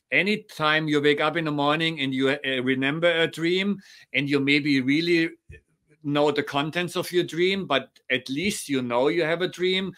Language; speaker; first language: English; non-native, fluent; German